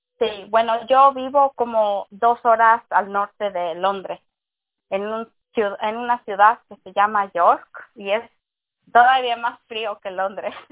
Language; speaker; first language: Spanish; early bilingual, heritage; Spanish